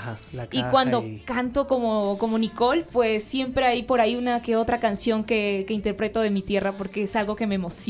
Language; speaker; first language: Spanish; native; Spanish